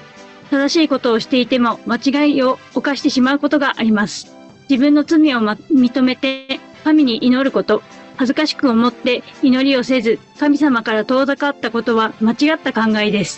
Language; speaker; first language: Japanese; non-native, learner; Filipino